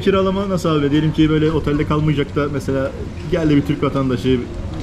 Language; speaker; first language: Turkish; native; Turkish